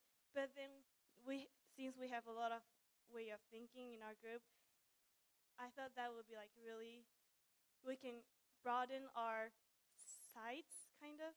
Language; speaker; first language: English; non-native, fluent; Japanese